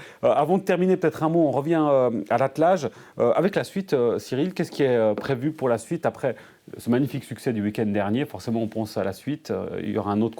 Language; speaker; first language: French; native; French